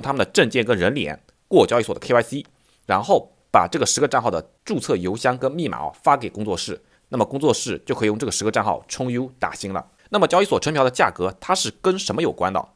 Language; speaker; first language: Chinese; native; Chinese